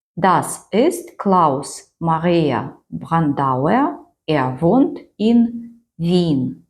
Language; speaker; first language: German; non-native, fluent; Ukrainian